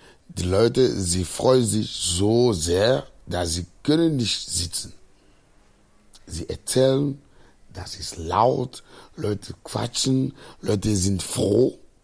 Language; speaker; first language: German; non-native, fluent; Ewe